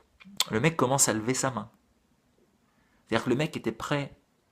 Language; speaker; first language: French; native; French